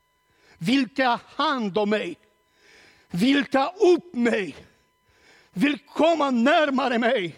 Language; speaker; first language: Swedish; non-native, learner; Romanian